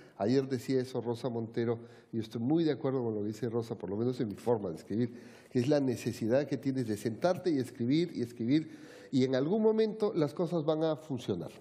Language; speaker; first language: Spanish; native; Spanish